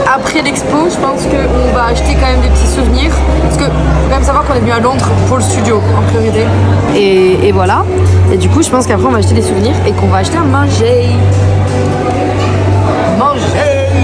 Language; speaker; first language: French; native; French